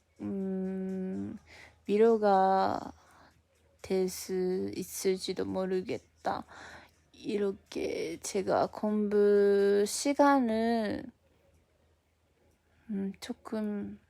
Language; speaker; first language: Korean; non-native, fluent; Japanese